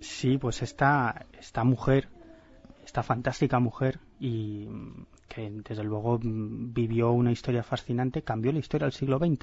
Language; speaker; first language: Spanish; native; Spanish